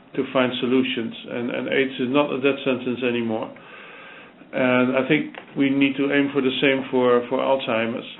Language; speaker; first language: English; non-native, fluent; Dutch